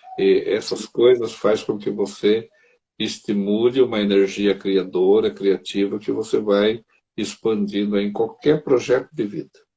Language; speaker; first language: Portuguese; native; Portuguese